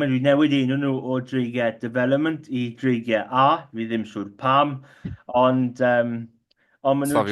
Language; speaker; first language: Welsh; non-native, local second language; English